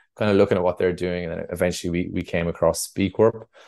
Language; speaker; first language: English; native; English